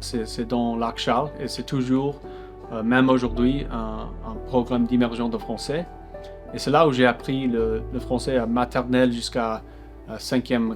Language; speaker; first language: French; non-native, local second language; English